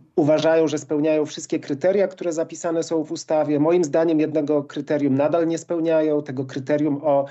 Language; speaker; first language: Polish; native; Polish